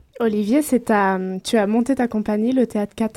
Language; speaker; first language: French; native; French